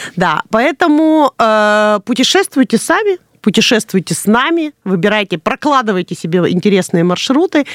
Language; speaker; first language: Russian; native; Russian